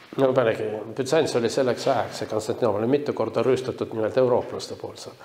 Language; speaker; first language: Estonian; non-native, local second language; Russian